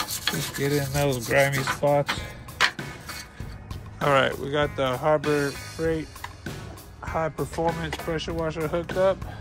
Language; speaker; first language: English; native; English